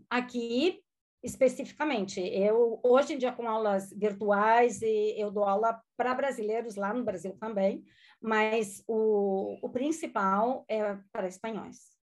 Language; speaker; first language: Portuguese; non-native, local second language; German